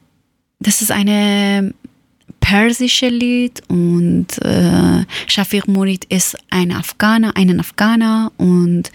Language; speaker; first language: German; non-native, learner; Persian